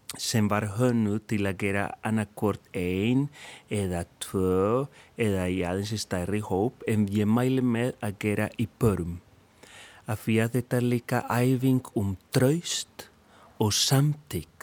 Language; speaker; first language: Icelandic; non-native, fluent; Spanish